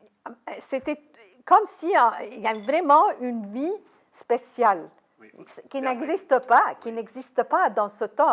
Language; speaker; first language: French; non-native, fluent; Arabic